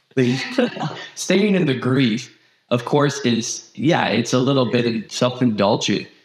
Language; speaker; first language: English; native; English